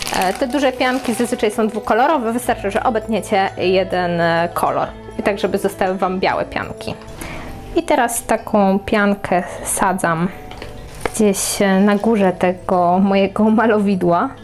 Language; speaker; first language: Polish; native; Polish